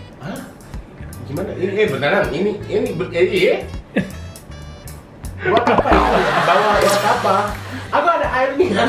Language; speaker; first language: Indonesian; non-native, fluent; Japanese